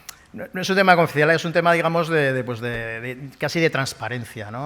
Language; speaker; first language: Spanish; native; Spanish